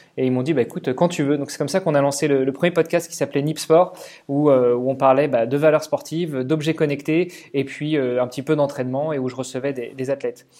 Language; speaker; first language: French; native; French